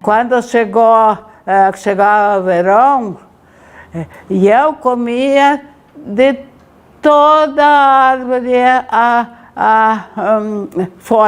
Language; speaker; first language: Portuguese; early bilingual, other home language; Ukrainian